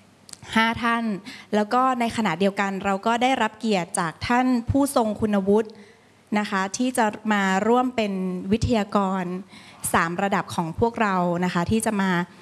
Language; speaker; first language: Thai; native; Thai